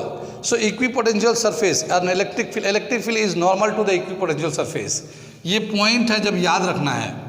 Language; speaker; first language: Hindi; native; Hindi